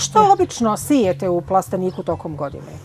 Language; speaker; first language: Croatian; native; Croatian